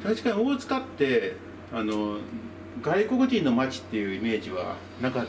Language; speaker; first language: Japanese; native; Japanese